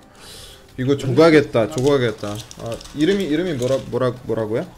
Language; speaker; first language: Korean; non-native, fluent; Russian